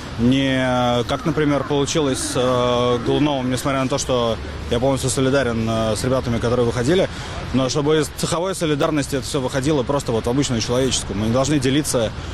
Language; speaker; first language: Russian; native; Russian